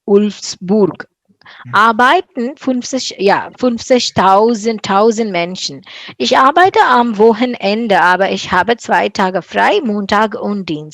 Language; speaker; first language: German; non-native, fluent; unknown